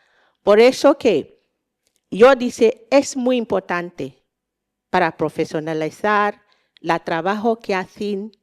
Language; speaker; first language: Spanish; non-native, learner; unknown